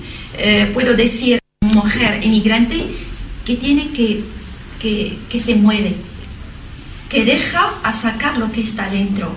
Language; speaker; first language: Spanish; non-native, learner; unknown